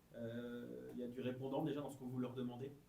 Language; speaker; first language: French; native; French